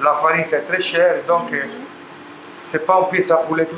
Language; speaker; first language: French; non-native, learner; Italian